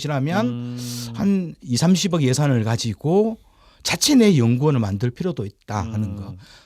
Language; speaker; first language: Korean; native; Korean